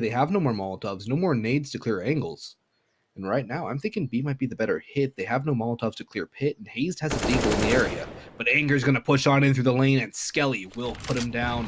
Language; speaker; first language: English; native; English